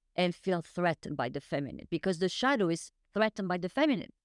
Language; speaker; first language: English; non-native, fluent; French